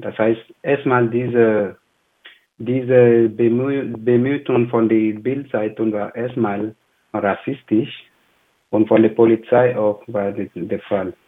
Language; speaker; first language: German; non-native, fluent; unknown